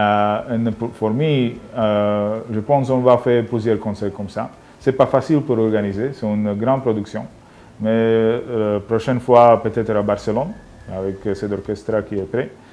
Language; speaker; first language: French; non-native, learner; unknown